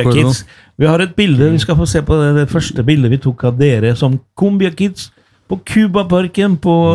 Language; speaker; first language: Norwegian; non-native, fluent; Spanish